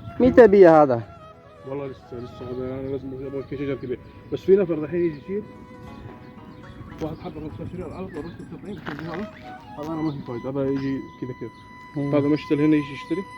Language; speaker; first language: Arabic; non-native, learner; Bangla